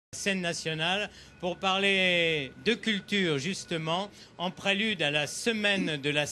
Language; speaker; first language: French; native; French